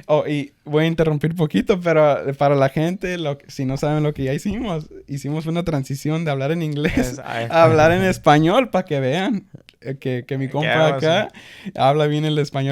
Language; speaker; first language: Spanish; early bilingual, heritage; Spanish